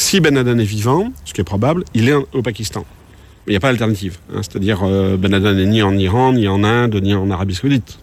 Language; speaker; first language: French; native; French